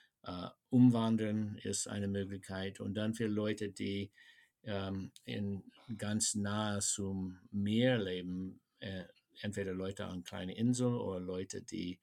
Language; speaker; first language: German; non-native, fluent; English